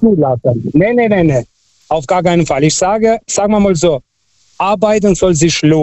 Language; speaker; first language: German; non-native, fluent; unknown